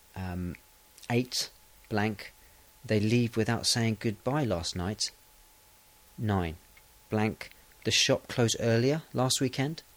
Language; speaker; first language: English; native; English